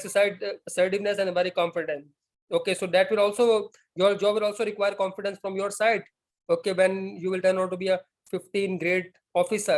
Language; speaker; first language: English; non-native, local second language; Urdu